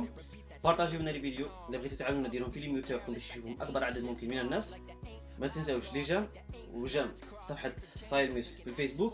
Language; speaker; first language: Arabic; native; Arabic